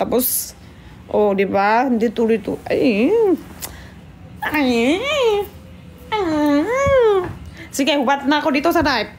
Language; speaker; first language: Filipino; non-native, learner; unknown